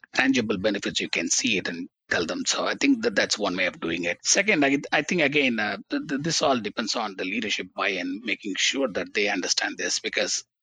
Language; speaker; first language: English; non-native, local second language; Tamil